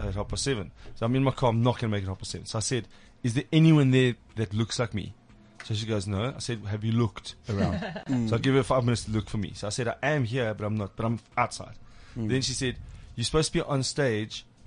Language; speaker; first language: English; native; English